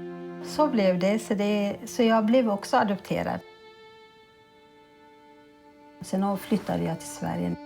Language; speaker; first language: Swedish; early bilingual, other home language; Amharic